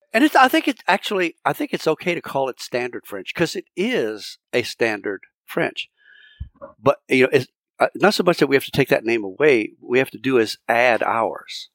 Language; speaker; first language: English; early bilingual, other home language; French